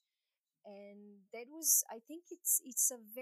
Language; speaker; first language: English; non-native, fluent; Croatian